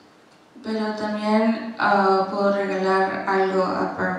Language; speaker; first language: Spanish; non-native, learner; English